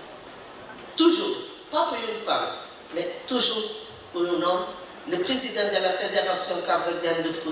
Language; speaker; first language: French; non-native, learner; Portuguese